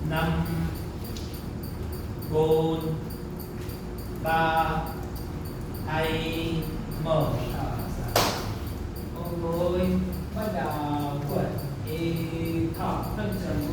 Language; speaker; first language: Vietnamese; non-native, learner; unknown